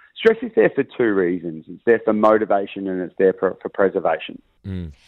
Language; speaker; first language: English; native; English